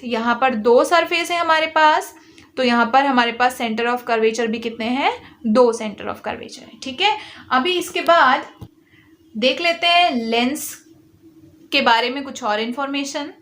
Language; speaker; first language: Hindi; native; Hindi